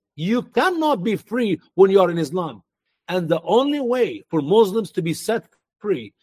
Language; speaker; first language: English; non-native, fluent; Arabic